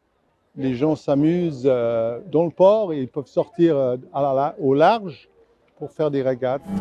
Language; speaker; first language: French; non-native, fluent; English